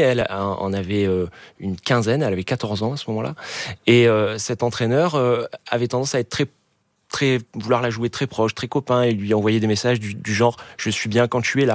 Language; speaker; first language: French; native; French